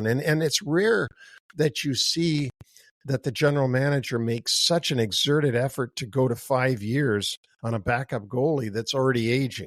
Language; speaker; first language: English; native; English